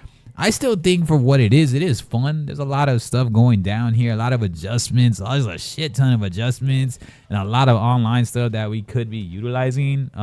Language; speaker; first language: English; native; English